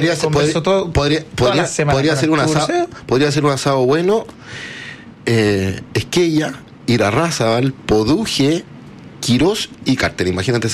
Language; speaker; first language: Spanish; native; Spanish